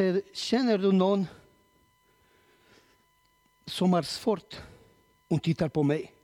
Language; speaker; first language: Swedish; non-native, learner; Romanian